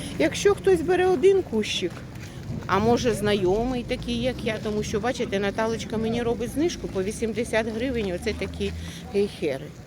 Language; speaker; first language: Ukrainian; native; Ukrainian